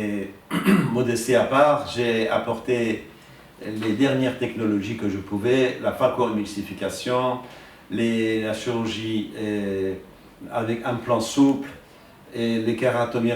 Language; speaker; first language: French; non-native, fluent; Persian